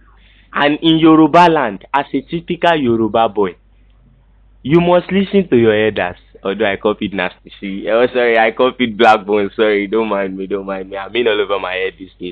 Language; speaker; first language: English; non-native, local second language; Yoruba